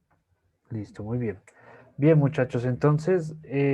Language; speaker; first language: Spanish; native; Spanish